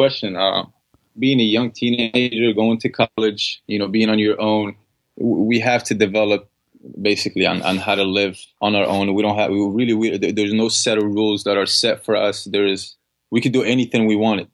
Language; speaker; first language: English; non-native, fluent; Arabic